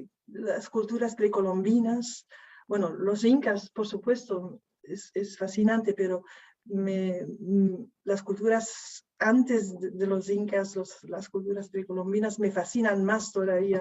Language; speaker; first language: Spanish; non-native, fluent; Dutch